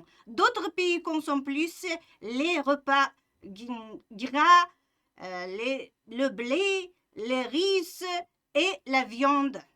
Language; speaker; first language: French; non-native, fluent; Uzbek